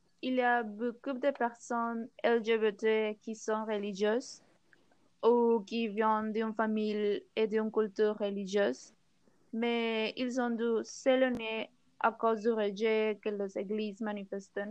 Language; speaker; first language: French; non-native, learner; Spanish